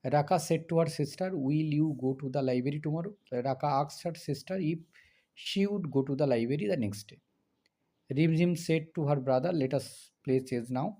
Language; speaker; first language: English; non-native, local second language; Bangla